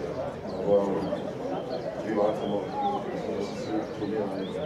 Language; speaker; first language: German; non-native, learner; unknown